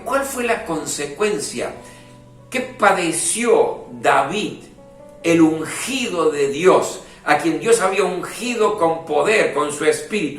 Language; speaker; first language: Spanish; native; Spanish